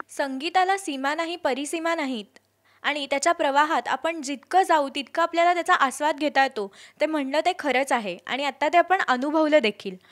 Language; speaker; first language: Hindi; non-native, local second language; Marathi